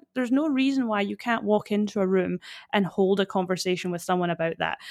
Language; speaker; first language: English; native; English